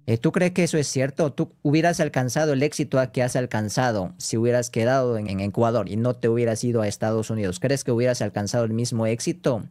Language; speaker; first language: Spanish; non-native, fluent; Korean